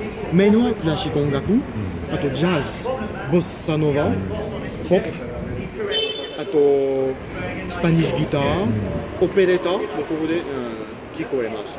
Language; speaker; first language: Japanese; non-native, fluent; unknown